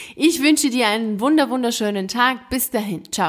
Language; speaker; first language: German; native; German